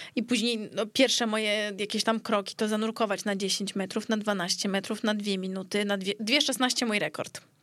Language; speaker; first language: Polish; early bilingual, heritage; Greek